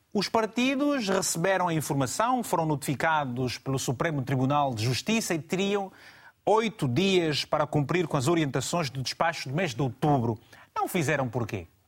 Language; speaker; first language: Portuguese; native; Portuguese